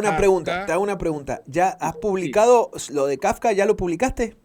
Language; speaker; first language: Spanish; native; Spanish